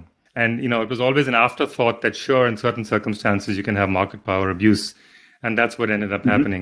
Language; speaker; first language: English; non-native, local second language; Hindi